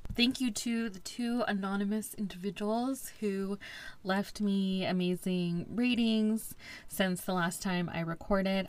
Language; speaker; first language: English; early bilingual, other home language; Spanish